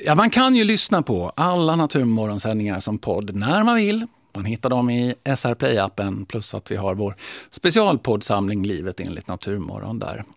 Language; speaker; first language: Swedish; native; Swedish